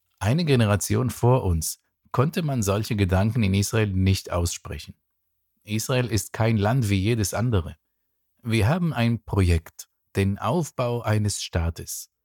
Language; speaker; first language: German; non-native, fluent; Hebrew